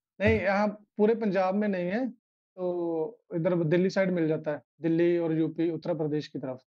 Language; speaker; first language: Urdu; non-native, local second language; Punjabi